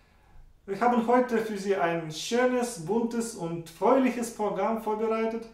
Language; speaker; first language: German; non-native, fluent; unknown